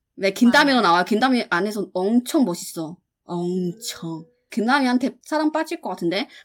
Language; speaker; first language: Korean; non-native, fluent; Chinese